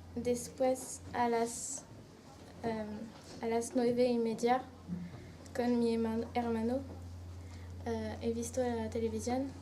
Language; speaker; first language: Spanish; non-native, learner; French